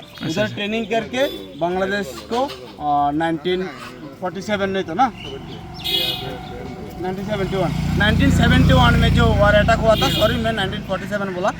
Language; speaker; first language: Hindi; non-native, local second language; Bangla